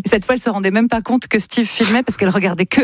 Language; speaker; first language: French; native; French